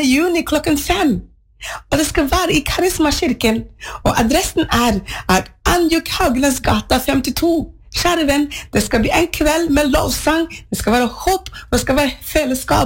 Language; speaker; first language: Norwegian; non-native, fluent; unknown